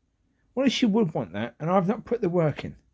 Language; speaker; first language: English; native; English